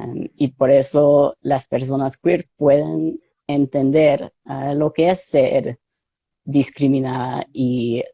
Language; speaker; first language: Spanish; non-native, fluent; English